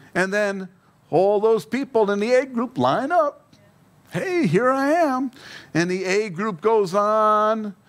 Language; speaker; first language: English; native; English